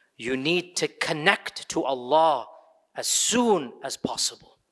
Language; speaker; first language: English; early bilingual, other home language; Urdu